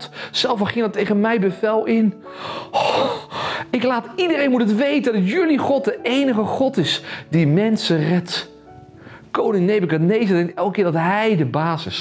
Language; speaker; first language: Dutch; native; Dutch